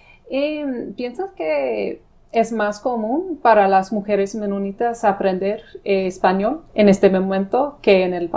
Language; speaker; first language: Spanish; non-native, fluent; English